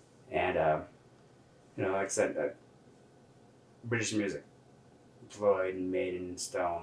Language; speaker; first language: English; non-native, local second language; Nepali